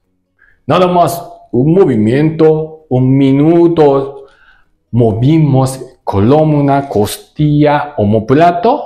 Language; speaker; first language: Spanish; non-native, learner; Japanese